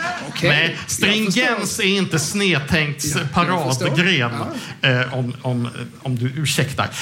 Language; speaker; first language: Swedish; native; Swedish